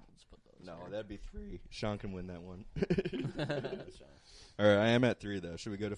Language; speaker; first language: English; native; English